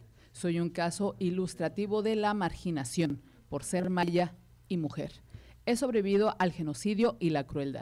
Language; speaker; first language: Spanish; native; Spanish